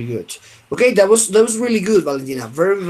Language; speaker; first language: English; non-native, fluent; Spanish